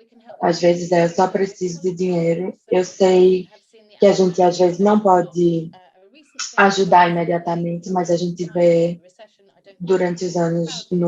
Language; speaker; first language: Portuguese; non-native, fluent; English